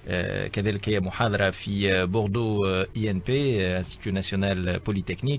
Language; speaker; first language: Arabic; native; Arabic